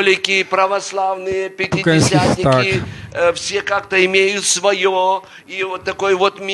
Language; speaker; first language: Polish; non-native, learner; Russian